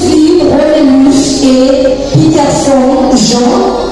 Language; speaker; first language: French; non-native, local second language; Haitian Creole